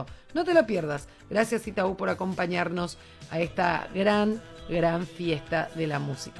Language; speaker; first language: Spanish; native; Spanish